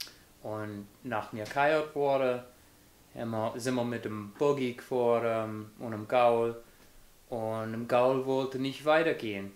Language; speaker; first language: German; non-native, fluent; English